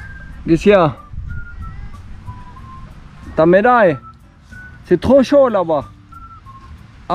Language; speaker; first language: French; native; French